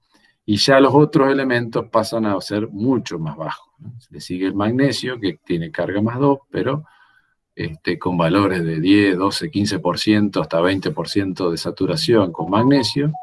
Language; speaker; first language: Spanish; native; Spanish